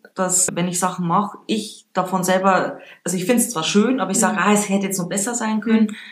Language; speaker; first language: German; native; German